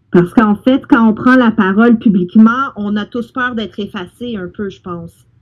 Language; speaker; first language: French; native; French